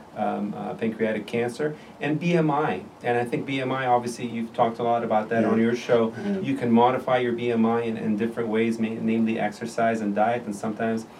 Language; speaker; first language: English; non-native, fluent; Arabic